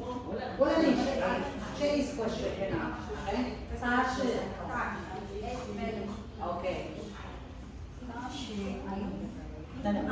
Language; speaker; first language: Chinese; non-native, fluent; Filipino